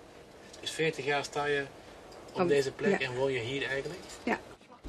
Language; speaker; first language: Dutch; native; Dutch